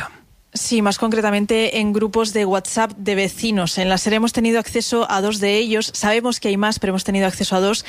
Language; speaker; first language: Spanish; native; Spanish